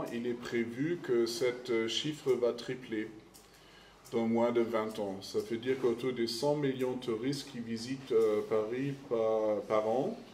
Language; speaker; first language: French; non-native, fluent; German